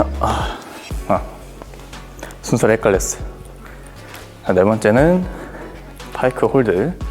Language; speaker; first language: Korean; native; Korean